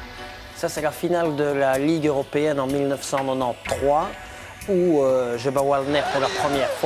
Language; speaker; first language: French; native; French